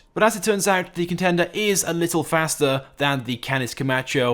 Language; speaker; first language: English; native; English